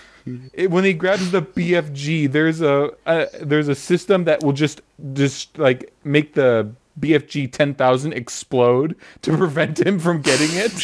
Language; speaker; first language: English; native; English